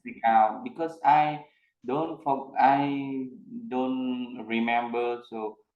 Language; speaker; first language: English; non-native, learner; Vietnamese